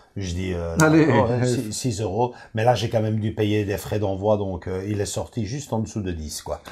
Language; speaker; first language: French; native; French